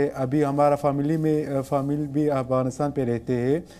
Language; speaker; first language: Hindi; non-native, learner; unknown